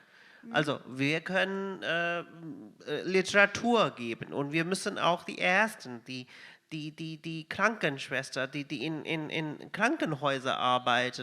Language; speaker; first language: German; non-native, fluent; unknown